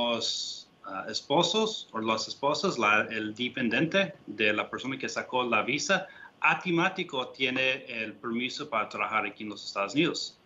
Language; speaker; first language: Spanish; non-native, fluent; English